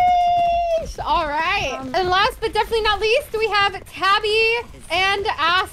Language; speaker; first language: English; native; English